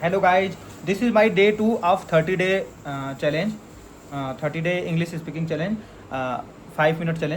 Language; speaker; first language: English; non-native, learner; Hindi